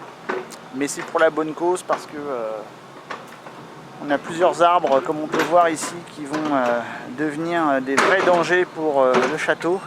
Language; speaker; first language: French; native; French